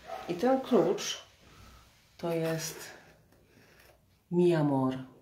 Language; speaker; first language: Polish; native; Polish